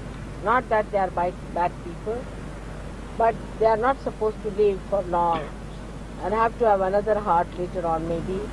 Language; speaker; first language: English; non-native, local second language; Hindi